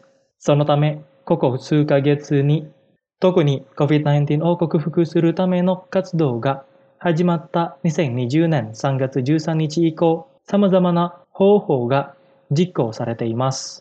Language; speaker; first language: Japanese; non-native, fluent; Indonesian